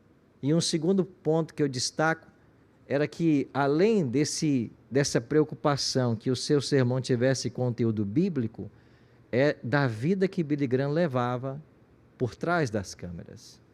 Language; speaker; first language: Portuguese; native; Portuguese